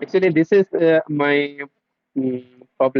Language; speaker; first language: English; non-native, learner; Bangla